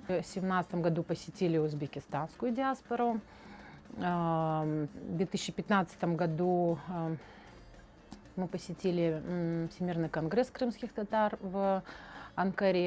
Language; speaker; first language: Russian; native; Russian